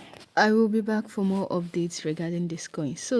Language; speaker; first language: English; non-native, local second language; Igbo